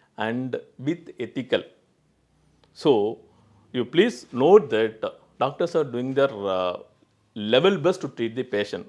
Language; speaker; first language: English; non-native, local second language; Tamil